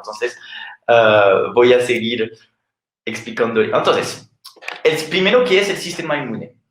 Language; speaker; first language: Spanish; non-native, fluent; French